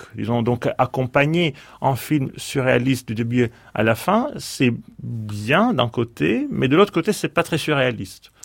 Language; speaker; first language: French; non-native, fluent; Greek